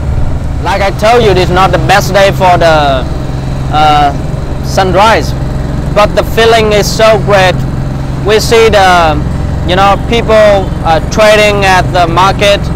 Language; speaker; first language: English; non-native, fluent; Vietnamese